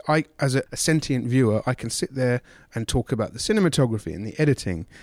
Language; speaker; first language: English; native; English